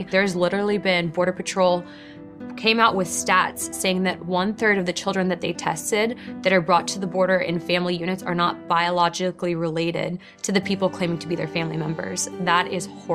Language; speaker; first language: English; native; English